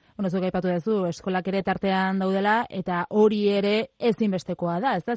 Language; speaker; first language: Basque; native; Basque